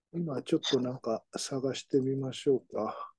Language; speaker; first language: Japanese; native; Japanese